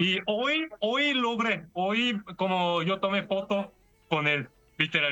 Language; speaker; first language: Spanish; non-native, learner; Korean